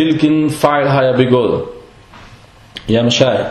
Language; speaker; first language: Danish; non-native, fluent; Arabic